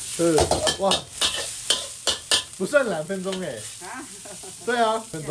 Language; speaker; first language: Chinese; early bilingual, heritage; Chinese